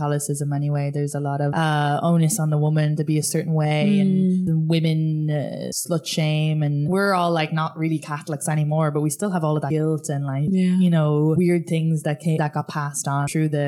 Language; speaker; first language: English; native; English